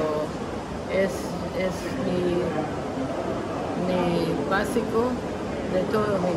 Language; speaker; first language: Spanish; non-native, local second language; English